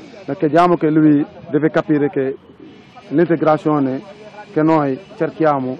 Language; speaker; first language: Italian; non-native, local second language; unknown